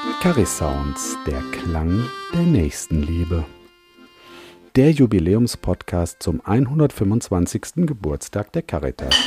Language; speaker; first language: German; native; German